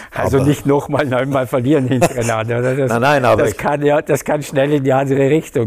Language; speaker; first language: German; native; German